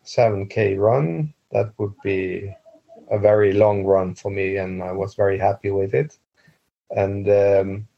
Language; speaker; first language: English; non-native, fluent; Dutch